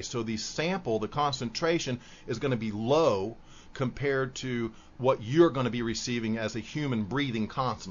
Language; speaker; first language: English; native; English